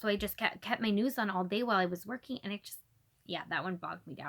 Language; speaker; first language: English; native; English